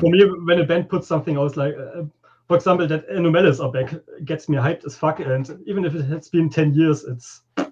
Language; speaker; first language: English; non-native, fluent; German